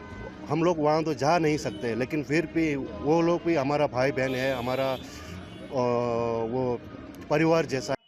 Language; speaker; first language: Hindi; non-native, learner; Tibetan